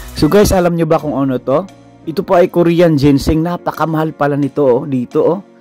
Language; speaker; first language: Filipino; non-native, local second language; Cebuano